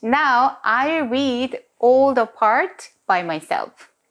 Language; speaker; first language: English; non-native, fluent; Korean